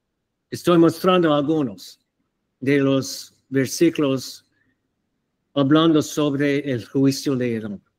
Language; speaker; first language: Spanish; non-native, fluent; English